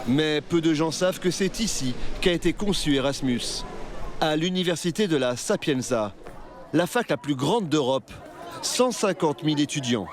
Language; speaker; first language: French; native; French